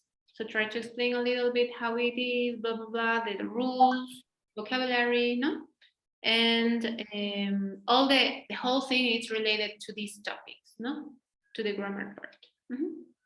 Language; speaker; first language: English; non-native, fluent; Spanish